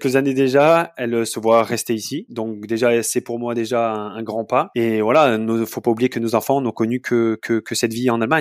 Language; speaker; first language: French; native; French